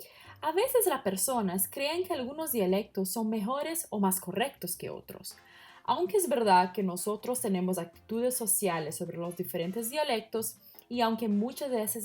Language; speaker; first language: Spanish; non-native, fluent; Portuguese